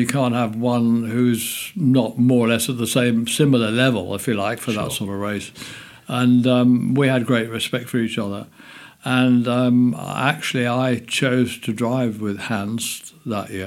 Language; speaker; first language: English; native; English